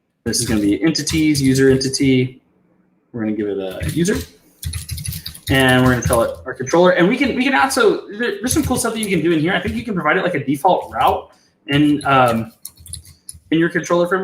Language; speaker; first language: English; native; English